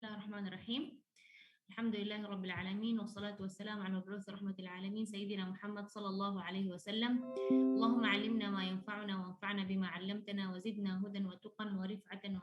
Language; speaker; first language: Arabic; non-native, fluent; Indonesian